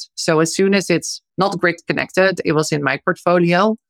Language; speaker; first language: English; non-native, fluent; Dutch